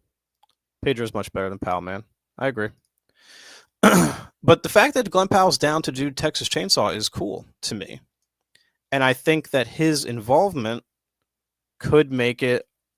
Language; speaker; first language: English; native; English